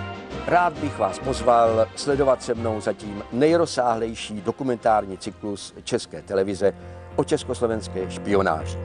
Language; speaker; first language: Czech; native; Czech